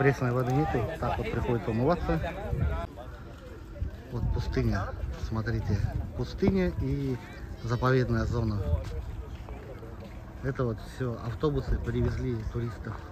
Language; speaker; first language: Russian; native; Russian